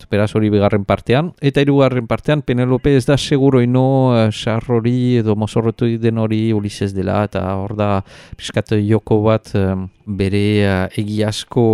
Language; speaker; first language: Basque; native; Basque